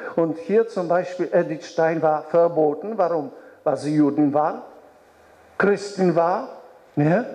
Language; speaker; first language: German; non-native, fluent; Polish